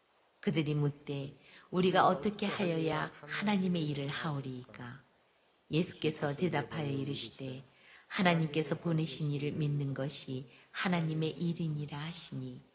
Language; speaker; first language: Korean; native; Korean